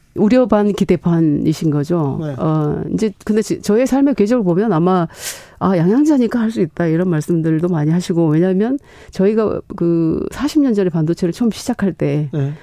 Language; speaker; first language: Korean; native; Korean